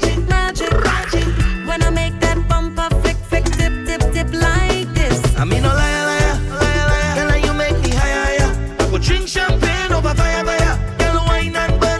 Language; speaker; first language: English; non-native, fluent; German